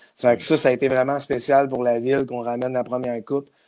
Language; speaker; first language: French; native; French